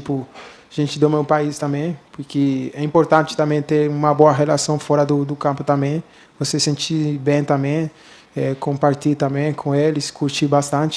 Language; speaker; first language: Portuguese; non-native, learner; Spanish